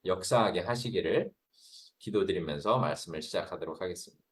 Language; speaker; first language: Korean; native; Korean